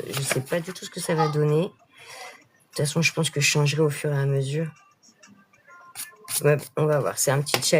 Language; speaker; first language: French; native; French